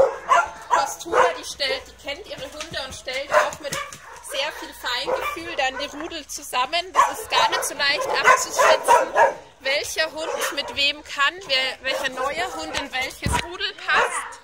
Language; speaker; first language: German; native; German